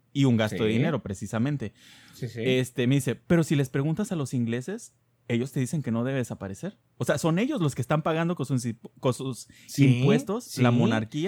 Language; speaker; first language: Spanish; native; Spanish